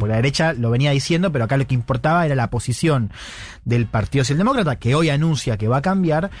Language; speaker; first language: Spanish; native; Spanish